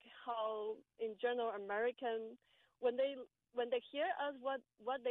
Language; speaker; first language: English; non-native, fluent; Chinese